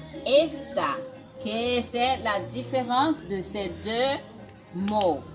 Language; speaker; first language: French; non-native, fluent; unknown